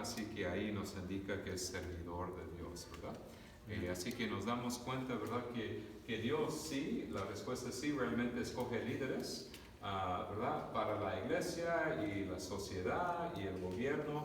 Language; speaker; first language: Spanish; early bilingual, other home language; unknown